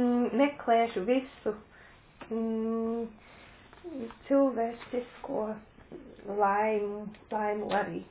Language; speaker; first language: Latvian; non-native, local second language; Russian